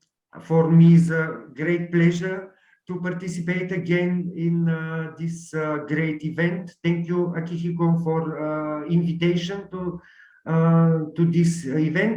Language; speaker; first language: English; non-native, learner; Bulgarian